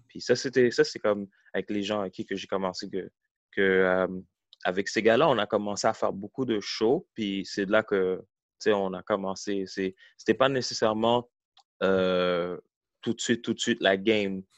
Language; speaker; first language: French; early bilingual, heritage; French